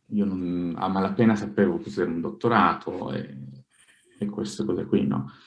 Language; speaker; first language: Italian; early bilingual, other home language; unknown